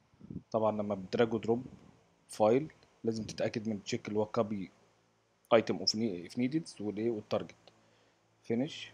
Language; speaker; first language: Arabic; native; Arabic